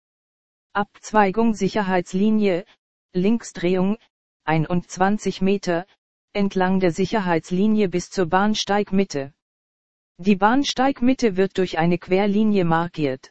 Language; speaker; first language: German; native; German